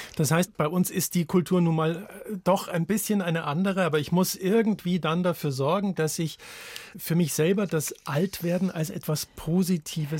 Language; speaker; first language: German; native; German